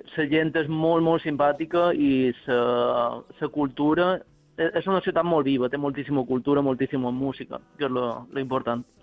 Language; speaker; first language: Catalan; native; Catalan